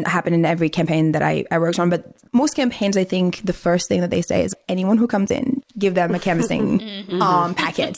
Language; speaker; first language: English; non-native, fluent; Arabic